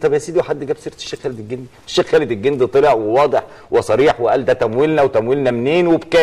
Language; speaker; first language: Arabic; native; Arabic